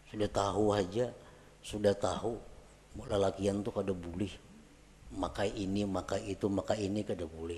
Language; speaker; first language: Indonesian; non-native, local second language; Banjar